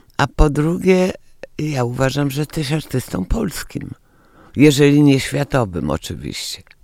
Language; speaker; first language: Polish; native; Polish